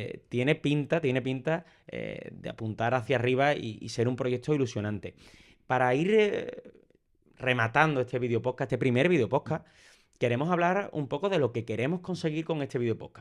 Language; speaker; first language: Spanish; native; Spanish